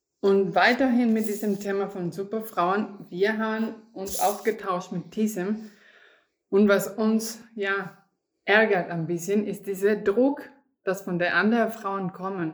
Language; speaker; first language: German; non-native, fluent; Spanish